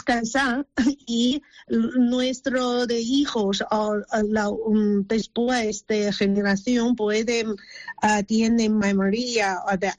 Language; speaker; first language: Spanish; non-native, learner; Chinese